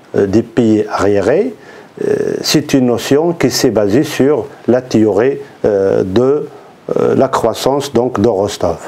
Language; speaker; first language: French; non-native, local second language; Arabic